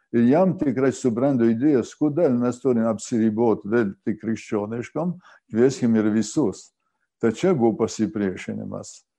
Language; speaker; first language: Lithuanian; early bilingual, heritage; Lithuanian